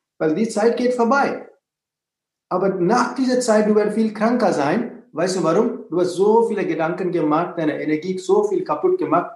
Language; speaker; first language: German; non-native, fluent; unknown